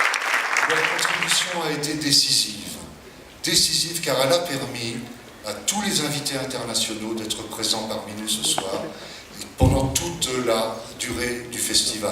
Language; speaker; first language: French; native; French